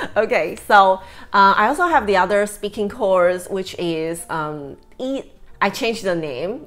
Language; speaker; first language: English; non-native, fluent; Chinese